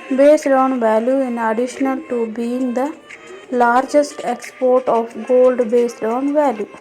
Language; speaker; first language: English; non-native, local second language; Kannada